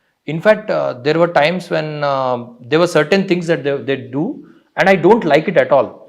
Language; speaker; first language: English; non-native, local second language; Telugu